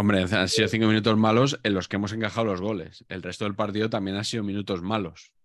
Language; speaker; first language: Spanish; native; Spanish